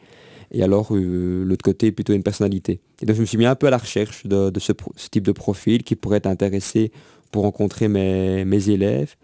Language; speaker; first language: French; native; French